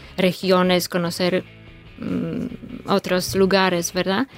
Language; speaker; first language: Spanish; non-native, fluent; Polish